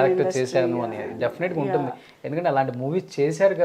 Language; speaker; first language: Telugu; native; Telugu